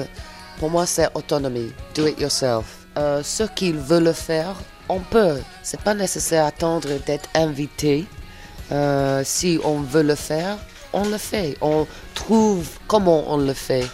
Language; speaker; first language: French; non-native, fluent; English